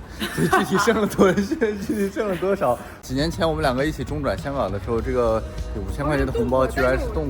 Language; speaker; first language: Chinese; native; Chinese